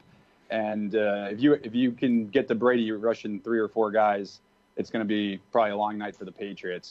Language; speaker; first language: English; native; English